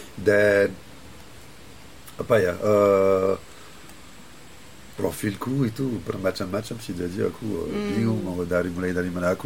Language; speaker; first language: Indonesian; non-native, fluent; French